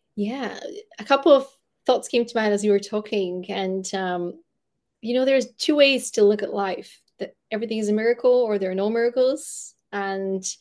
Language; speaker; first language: English; non-native, fluent; Bulgarian